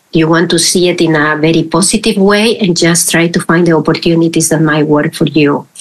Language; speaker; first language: English; non-native, fluent; Spanish